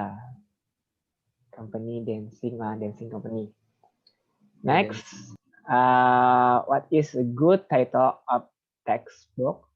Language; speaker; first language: English; non-native, fluent; Indonesian